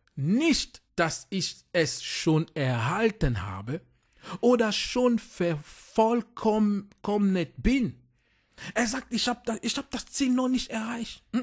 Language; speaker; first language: German; non-native, fluent; French